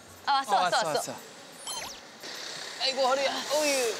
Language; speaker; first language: Korean; non-native, fluent; French